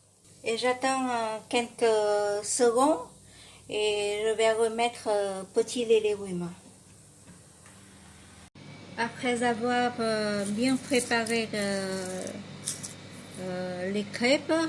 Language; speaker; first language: French; non-native, fluent; Vietnamese